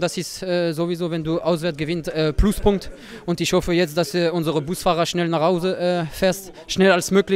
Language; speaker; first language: German; non-native, fluent; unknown